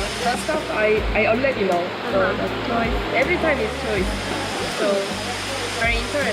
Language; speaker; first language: English; non-native, learner; Korean